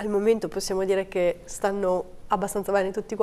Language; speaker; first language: Italian; native; Italian